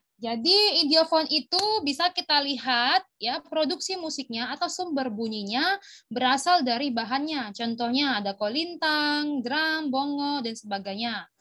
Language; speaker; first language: Indonesian; native; Indonesian